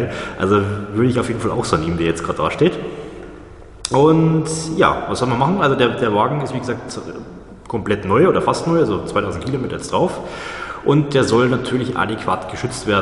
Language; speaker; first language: German; native; German